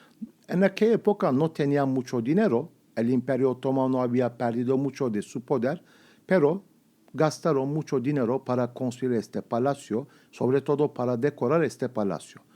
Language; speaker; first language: Spanish; non-native, fluent; Turkish